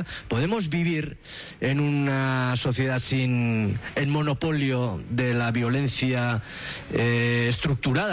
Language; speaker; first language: Spanish; native; Spanish